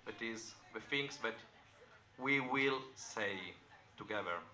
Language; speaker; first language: English; non-native, learner; Italian